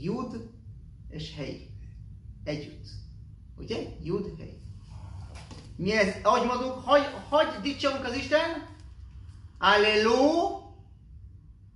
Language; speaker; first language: Hungarian; non-native, learner; Hebrew